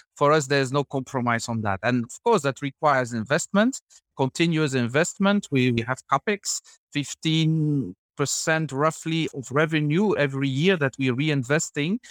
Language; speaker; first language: English; non-native, fluent; Dutch